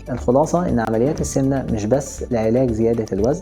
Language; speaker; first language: Arabic; native; Arabic